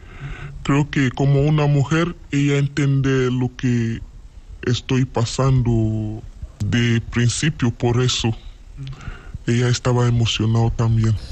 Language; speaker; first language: Spanish; non-native, learner; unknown